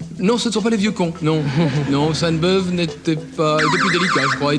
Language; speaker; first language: French; native; French